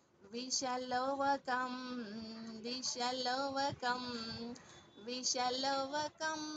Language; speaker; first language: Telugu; native; Telugu